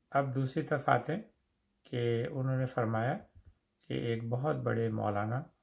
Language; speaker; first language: Hindi; native; Hindi